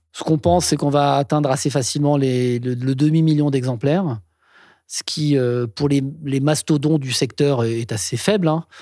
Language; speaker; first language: French; native; French